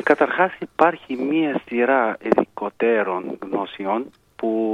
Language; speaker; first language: Greek; non-native, fluent; Arabic